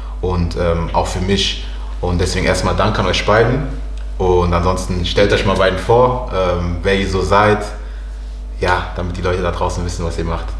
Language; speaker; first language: German; early bilingual, other home language; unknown